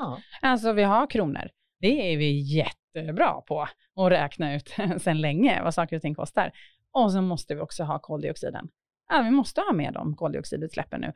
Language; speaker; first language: Swedish; native; Swedish